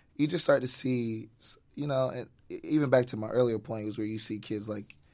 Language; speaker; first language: English; native; English